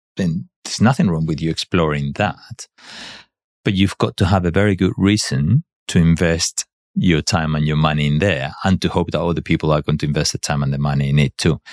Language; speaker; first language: English; non-native, fluent; Spanish